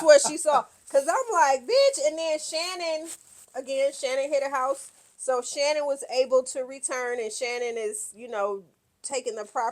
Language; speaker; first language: English; native; English